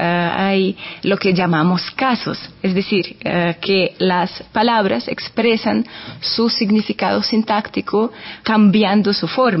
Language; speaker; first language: Spanish; non-native, fluent; Russian